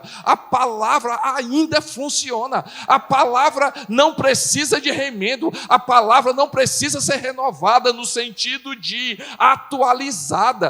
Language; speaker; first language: Portuguese; native; Portuguese